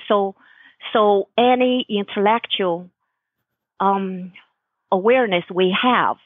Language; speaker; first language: English; non-native, fluent; Chinese